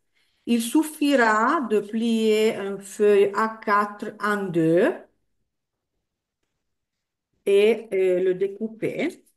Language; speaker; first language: French; non-native, fluent; Italian